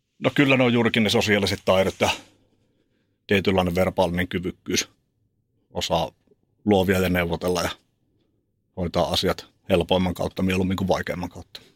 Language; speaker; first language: Finnish; native; Finnish